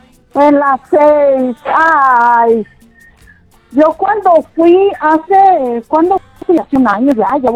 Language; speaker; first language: Spanish; native; Spanish